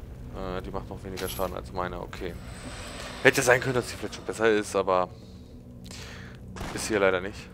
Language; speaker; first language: German; native; German